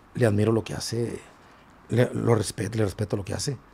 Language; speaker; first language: Spanish; native; Spanish